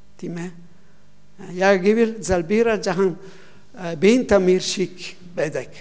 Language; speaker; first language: Mongolian; non-native, learner; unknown